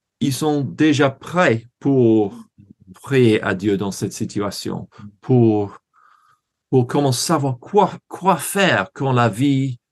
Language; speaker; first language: French; non-native, learner; English